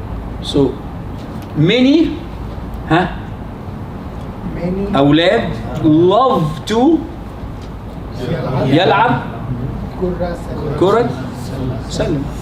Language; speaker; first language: Arabic; non-native, fluent; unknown